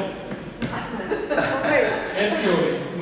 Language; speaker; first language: Polish; non-native, fluent; Georgian